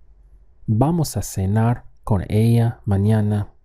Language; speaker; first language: Spanish; non-native, fluent; English